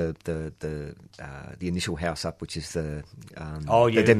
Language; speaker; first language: English; native; English